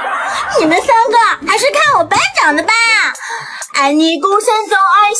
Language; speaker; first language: Chinese; native; Chinese